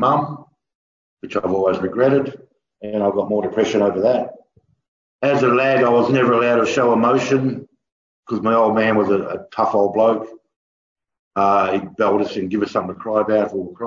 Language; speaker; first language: English; native; English